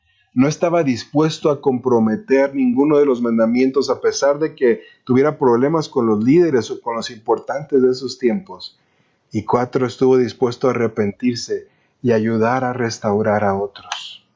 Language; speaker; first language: Spanish; native; Spanish